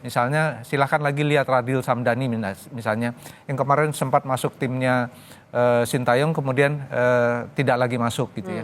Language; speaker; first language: Indonesian; native; Indonesian